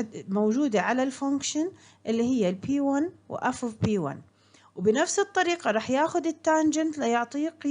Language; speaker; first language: Arabic; native; Arabic